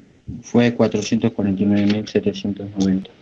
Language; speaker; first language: Spanish; native; Spanish